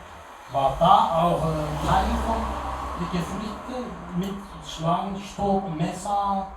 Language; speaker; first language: German; non-native, learner; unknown